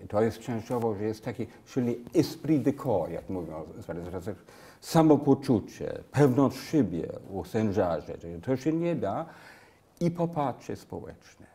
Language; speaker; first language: Polish; non-native, fluent; English